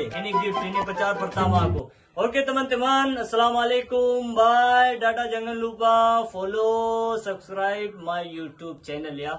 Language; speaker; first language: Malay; non-native, learner; Urdu